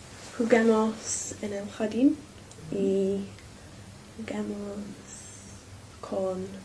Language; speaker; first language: Spanish; non-native, learner; English